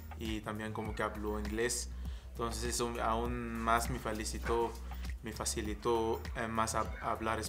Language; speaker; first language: Spanish; non-native, fluent; Arabic